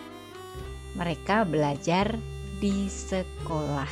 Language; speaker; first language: Indonesian; native; Indonesian